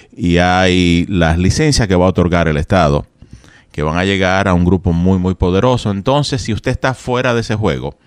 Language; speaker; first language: Spanish; native; Spanish